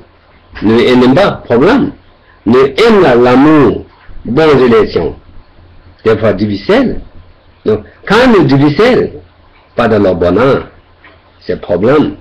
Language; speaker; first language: French; non-native, learner; Tibetan